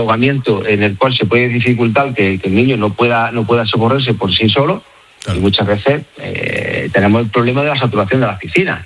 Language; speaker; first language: Spanish; native; Spanish